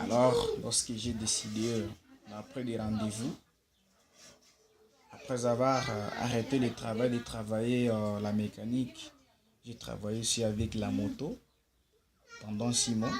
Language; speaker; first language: French; non-native, local second language; Swahili